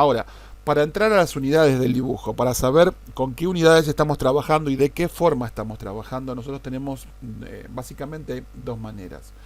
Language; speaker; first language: Spanish; native; Spanish